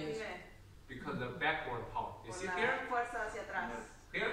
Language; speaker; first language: English; non-native, learner; Chinese